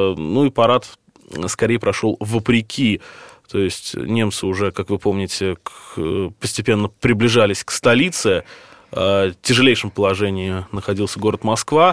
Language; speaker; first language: Russian; native; Russian